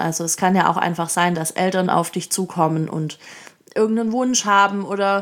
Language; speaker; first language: German; native; German